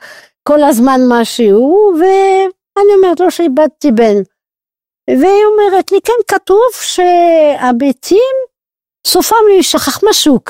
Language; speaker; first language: Hebrew; non-native, fluent; French